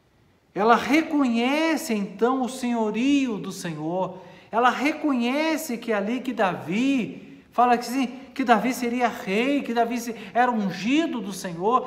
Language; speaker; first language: Portuguese; native; Portuguese